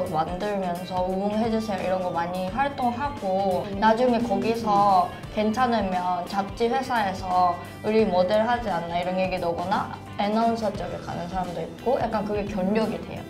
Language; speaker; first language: Korean; non-native, fluent; Japanese